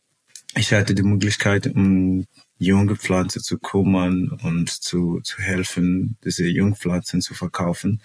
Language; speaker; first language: German; non-native, fluent; Portuguese